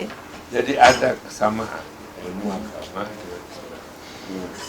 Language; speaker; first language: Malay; non-native, local second language; Javanese